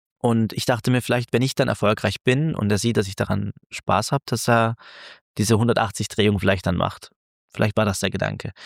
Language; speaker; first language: German; early bilingual, other home language; Turkish